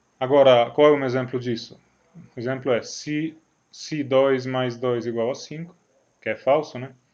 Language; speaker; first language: Portuguese; non-native, fluent; Italian